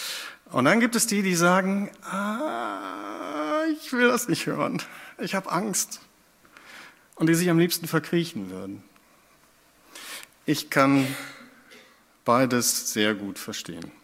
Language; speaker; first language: German; native; German